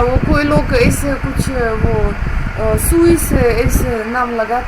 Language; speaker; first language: Hindi; non-native, fluent; Russian